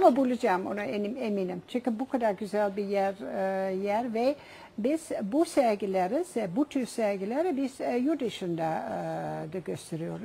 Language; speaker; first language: Turkish; non-native, fluent; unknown